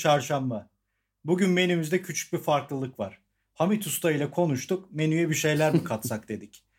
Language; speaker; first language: Turkish; native; Turkish